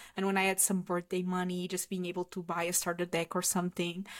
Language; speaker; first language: English; non-native, fluent; Portuguese